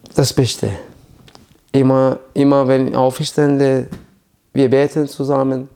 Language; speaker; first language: German; non-native, learner; Persian